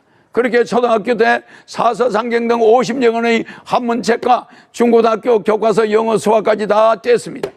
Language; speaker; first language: Korean; native; Korean